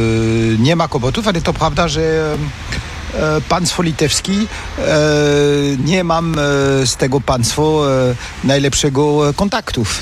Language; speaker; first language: Polish; non-native, fluent; French